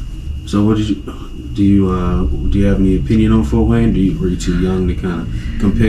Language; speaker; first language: English; native; English